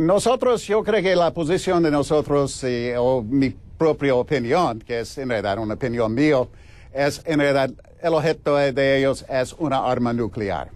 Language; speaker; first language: Spanish; non-native, fluent; English